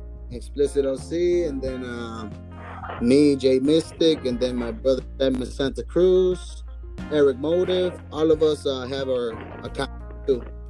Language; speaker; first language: English; non-native, fluent; Spanish